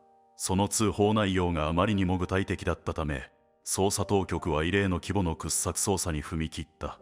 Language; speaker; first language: Japanese; native; Japanese